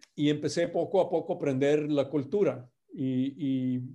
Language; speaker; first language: Spanish; non-native, fluent; English